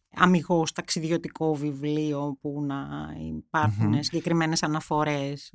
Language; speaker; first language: Greek; non-native, fluent; German